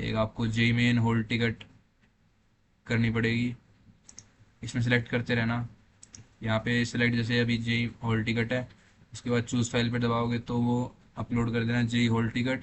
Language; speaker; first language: Hindi; native; Hindi